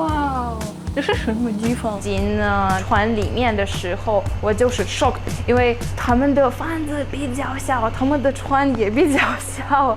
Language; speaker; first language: Chinese; non-native, fluent; Russian